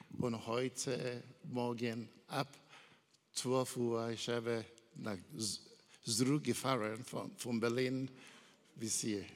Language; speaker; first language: German; non-native, learner; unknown